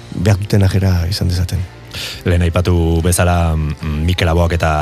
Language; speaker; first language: Basque; native; Basque